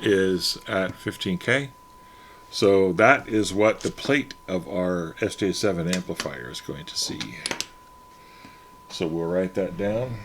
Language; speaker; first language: English; native; English